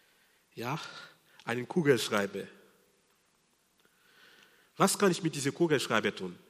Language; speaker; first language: German; non-native, fluent; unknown